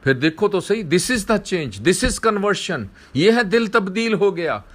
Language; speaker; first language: Hindi; non-native, local second language; Punjabi